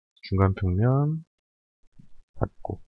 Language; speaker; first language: Korean; native; Korean